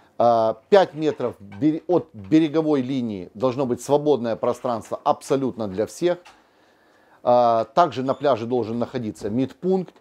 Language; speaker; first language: Russian; native; Russian